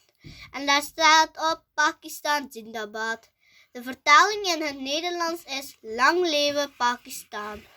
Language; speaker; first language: Dutch; early bilingual, other home language; Urdu